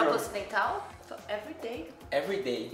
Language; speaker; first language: Portuguese; native; Portuguese